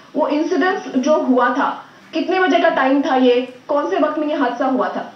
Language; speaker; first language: Hindi; non-native, local second language; Marathi